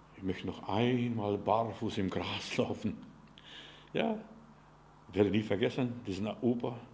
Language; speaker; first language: German; non-native, fluent; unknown